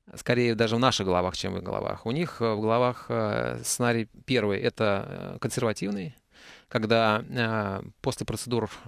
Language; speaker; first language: Russian; native; Russian